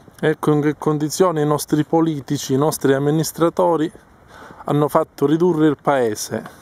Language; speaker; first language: Italian; native; Italian